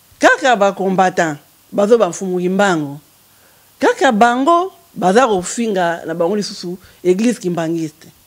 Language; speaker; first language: Lingala; non-native, local second language; Kongo